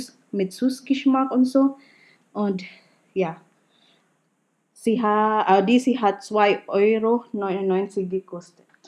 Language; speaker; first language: German; non-native, learner; Filipino